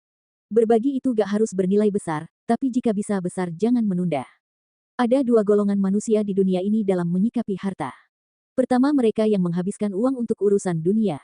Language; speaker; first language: Indonesian; native; Indonesian